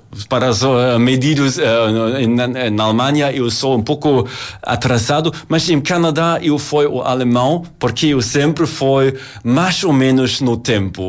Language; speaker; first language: Portuguese; non-native, learner; German